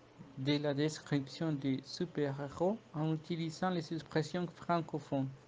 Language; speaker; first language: French; non-native, fluent; Spanish